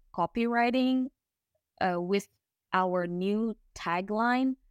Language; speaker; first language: English; non-native, fluent; Indonesian